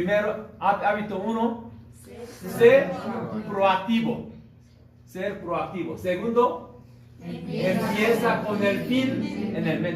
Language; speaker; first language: Spanish; non-native, learner; Korean